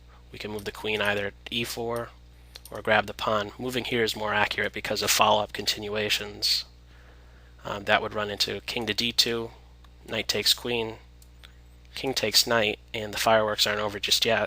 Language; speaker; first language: English; native; English